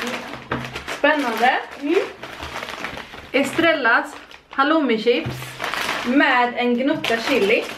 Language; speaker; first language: Swedish; native; Swedish